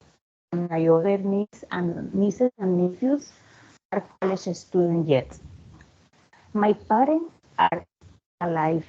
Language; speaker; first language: English; non-native, learner; Spanish